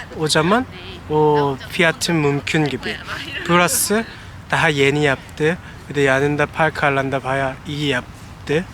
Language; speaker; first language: Turkish; non-native, learner; Korean